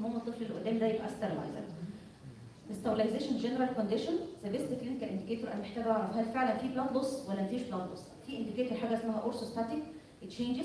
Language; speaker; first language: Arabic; native; Arabic